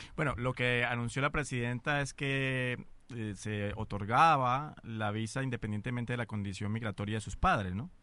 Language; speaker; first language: Spanish; native; Spanish